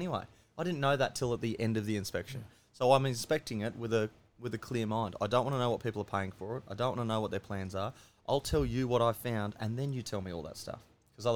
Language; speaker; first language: English; native; English